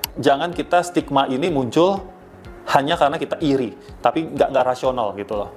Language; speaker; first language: Indonesian; native; Indonesian